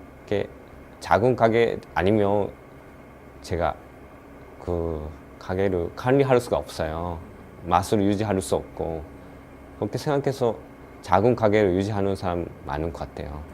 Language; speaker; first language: Korean; non-native, learner; Japanese